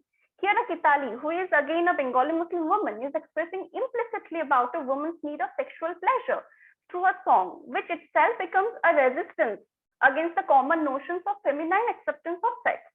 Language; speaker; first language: English; non-native, local second language; Bangla